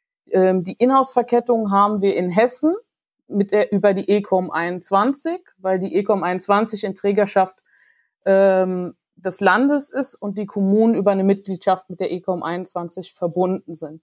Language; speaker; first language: German; native; German